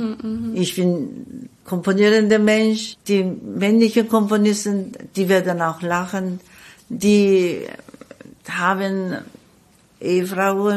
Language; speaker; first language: German; non-native, fluent; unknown